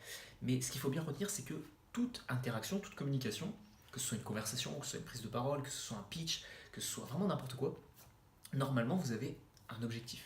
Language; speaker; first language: French; native; French